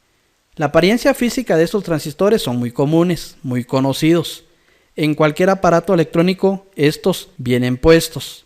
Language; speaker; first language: Spanish; native; Spanish